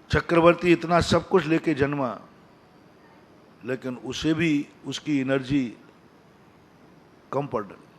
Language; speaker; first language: Hindi; native; Hindi